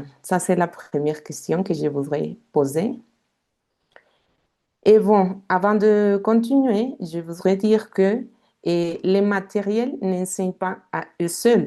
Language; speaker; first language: French; non-native, fluent; Spanish